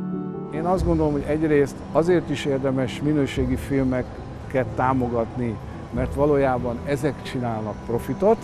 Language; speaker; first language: Hungarian; native; Hungarian